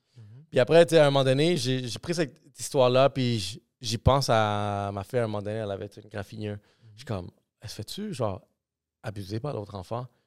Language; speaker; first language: French; native; French